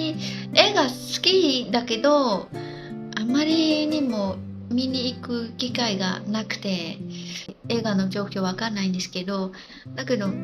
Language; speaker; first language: Japanese; non-native, fluent; Khmer